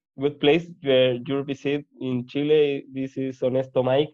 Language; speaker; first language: English; non-native, learner; Spanish